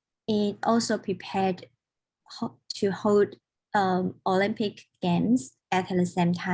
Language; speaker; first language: English; non-native, learner; Chinese